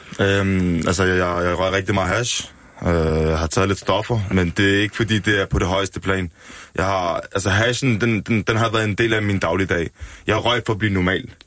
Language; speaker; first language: Danish; early bilingual, other home language; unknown